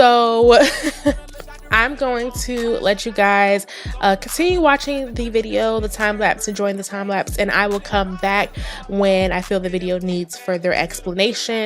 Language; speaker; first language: English; native; English